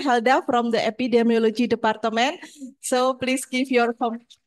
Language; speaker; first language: English; non-native, fluent; Indonesian